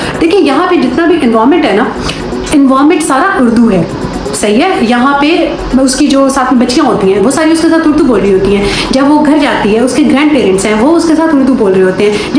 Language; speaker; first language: Urdu; native; Urdu